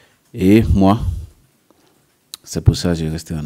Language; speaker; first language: French; non-native, learner; English